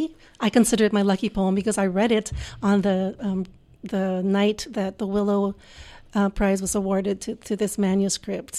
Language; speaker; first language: English; non-native, local second language; Filipino